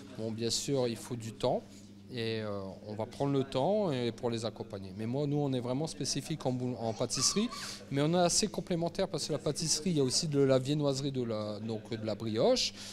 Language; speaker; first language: French; native; French